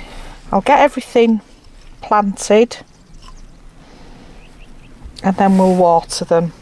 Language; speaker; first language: English; native; English